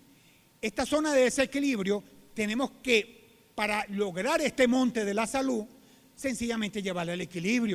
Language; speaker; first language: Spanish; native; Spanish